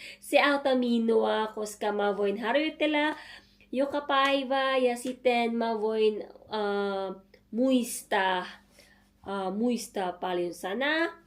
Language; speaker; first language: Finnish; non-native, learner; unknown